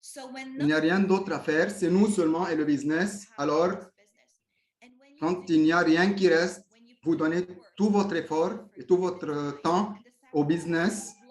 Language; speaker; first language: French; non-native, local second language; Arabic